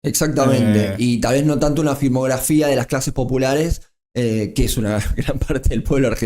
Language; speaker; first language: Spanish; native; Spanish